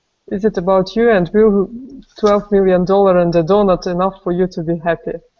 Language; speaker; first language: English; non-native, fluent; Russian